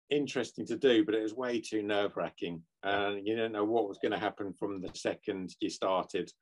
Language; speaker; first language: English; native; English